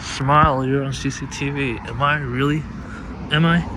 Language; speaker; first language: English; native; English